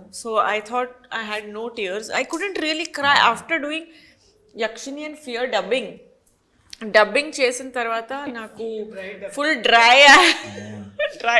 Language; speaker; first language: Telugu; non-native, fluent; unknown